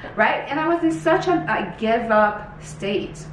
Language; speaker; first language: English; non-native, fluent; Portuguese